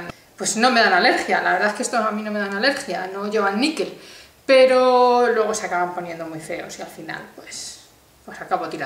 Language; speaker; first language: Spanish; native; Spanish